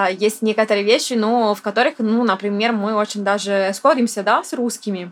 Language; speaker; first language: Russian; non-native, fluent; Italian